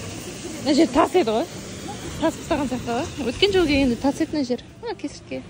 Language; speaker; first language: Kazakh; native; Kazakh